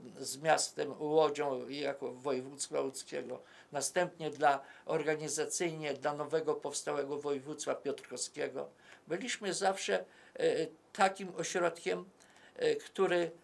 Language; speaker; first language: Polish; native; Polish